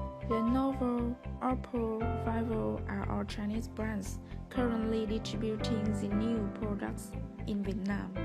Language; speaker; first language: English; non-native, learner; Vietnamese